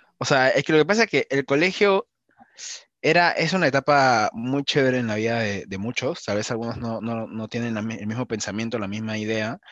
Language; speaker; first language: Spanish; native; Spanish